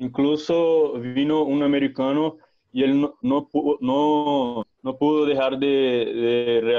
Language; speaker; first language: Spanish; non-native, learner; Portuguese